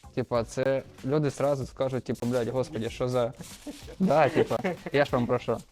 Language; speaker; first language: Ukrainian; non-native, local second language; Russian